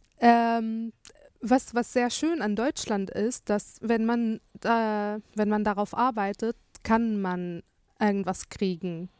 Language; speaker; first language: German; non-native, fluent; Arabic